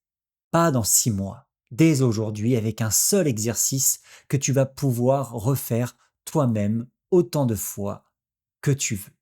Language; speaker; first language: French; native; French